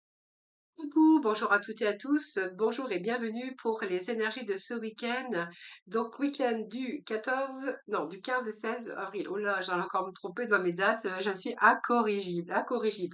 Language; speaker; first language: French; native; French